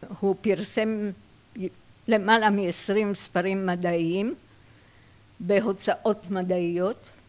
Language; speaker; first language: Hebrew; native; Hebrew